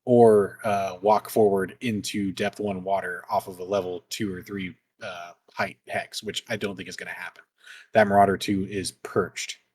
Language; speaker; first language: English; native; English